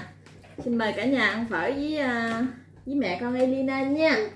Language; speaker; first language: Vietnamese; native; Vietnamese